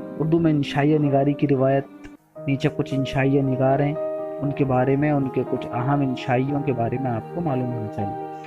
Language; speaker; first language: Urdu; native; Urdu